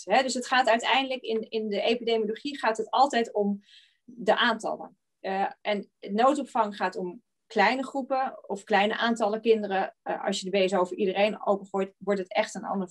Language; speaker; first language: Dutch; native; Dutch